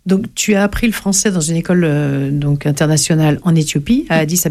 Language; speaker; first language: French; native; French